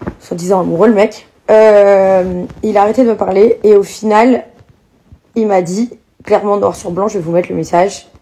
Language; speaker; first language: French; native; French